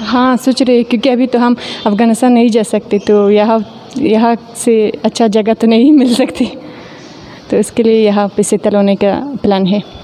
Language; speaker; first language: Hindi; non-native, fluent; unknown